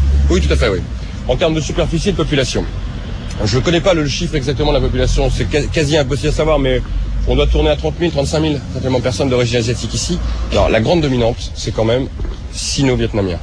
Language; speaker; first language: French; native; French